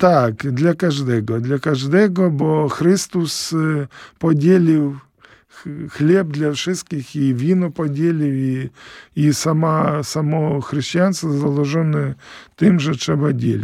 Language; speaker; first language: Polish; non-native, fluent; Ukrainian